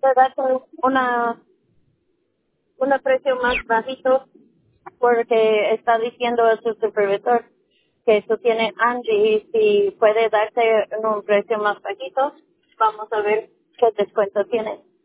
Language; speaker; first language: Spanish; non-native, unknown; English